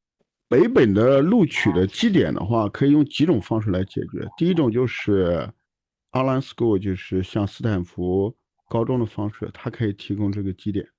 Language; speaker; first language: Chinese; native; Chinese